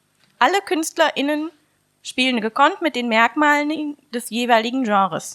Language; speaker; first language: German; native; German